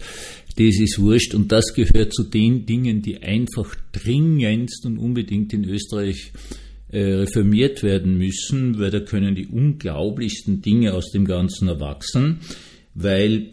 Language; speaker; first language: German; native; German